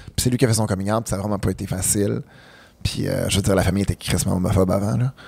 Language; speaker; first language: French; native; French